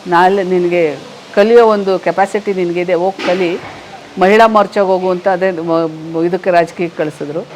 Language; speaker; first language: Kannada; native; Kannada